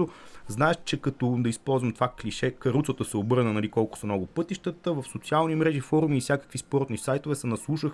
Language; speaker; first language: Bulgarian; native; Bulgarian